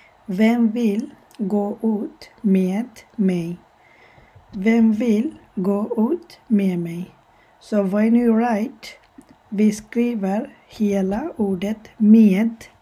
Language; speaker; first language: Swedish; non-native, fluent; Bangla